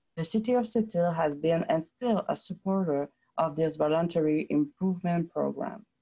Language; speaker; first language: English; non-native, fluent; French